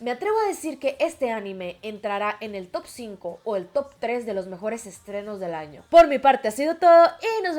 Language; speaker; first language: Spanish; native; Spanish